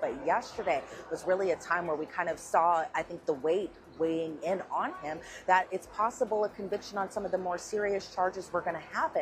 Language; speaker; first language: English; native; English